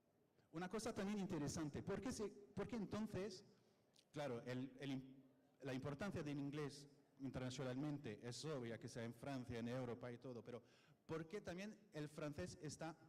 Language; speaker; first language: Spanish; non-native, fluent; French